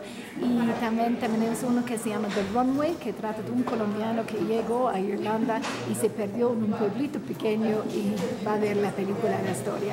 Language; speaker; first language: Spanish; non-native, fluent; English